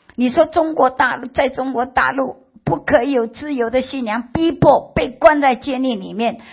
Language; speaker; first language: Chinese; early bilingual, heritage; Chinese